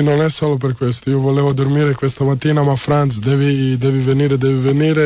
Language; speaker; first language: Italian; non-native, learner; Serbian